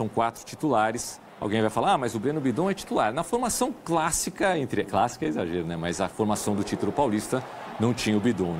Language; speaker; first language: Portuguese; native; Portuguese